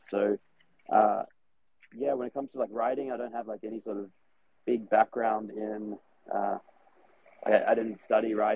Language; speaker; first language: English; native; English